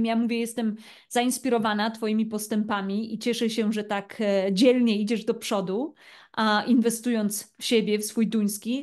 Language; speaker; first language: Polish; native; Polish